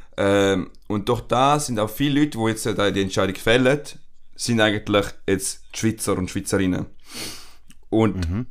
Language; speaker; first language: German; non-native, fluent; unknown